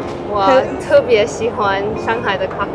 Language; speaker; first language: Chinese; non-native, learner; English